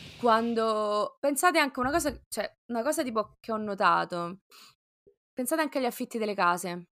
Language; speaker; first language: Italian; native; Italian